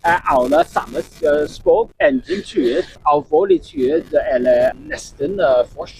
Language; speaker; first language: Norwegian; non-native, learner; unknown